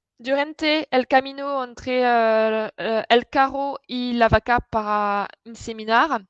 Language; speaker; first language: Spanish; non-native, fluent; French